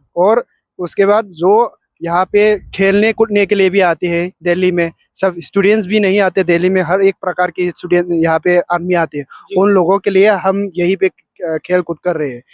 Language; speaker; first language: Hindi; non-native, local second language; Manipuri